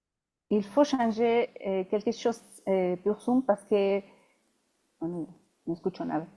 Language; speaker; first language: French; non-native, fluent; Spanish